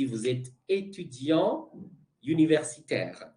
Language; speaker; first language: French; non-native, fluent; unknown